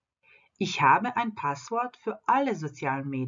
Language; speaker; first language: German; non-native, fluent; Croatian